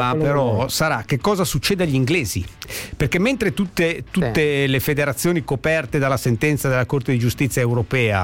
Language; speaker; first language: Italian; native; Italian